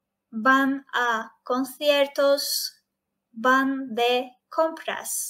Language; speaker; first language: Spanish; non-native, fluent; Turkish